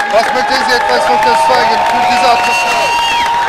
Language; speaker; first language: German; non-native, learner; Turkish